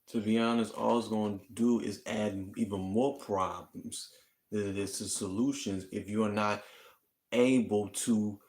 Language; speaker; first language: English; native; English